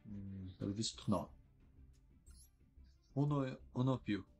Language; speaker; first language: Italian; non-native, learner; Portuguese